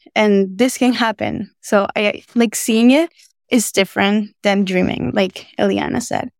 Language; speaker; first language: English; non-native, fluent; Spanish